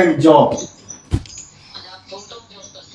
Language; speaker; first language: English; non-native, local second language; Hindi